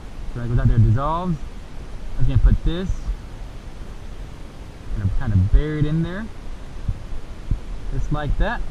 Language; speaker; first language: English; native; English